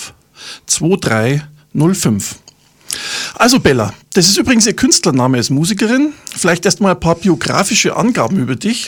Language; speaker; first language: German; native; German